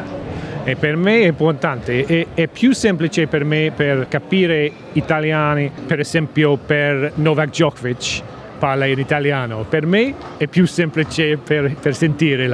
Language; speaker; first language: Italian; non-native, learner; English